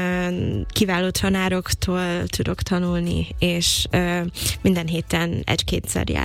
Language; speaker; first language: Hungarian; non-native, fluent; English